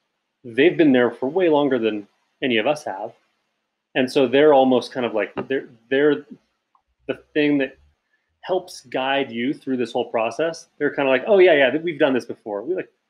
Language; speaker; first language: English; native; English